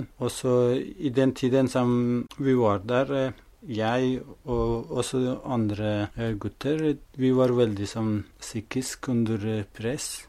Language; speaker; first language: Norwegian; non-native, fluent; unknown